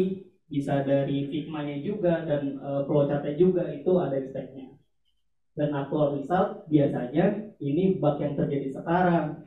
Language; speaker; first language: Indonesian; native; Indonesian